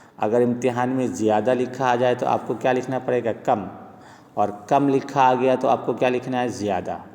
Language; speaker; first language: Urdu; native; Urdu